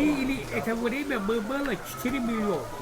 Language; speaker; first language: Russian; non-native, learner; Azerbaijani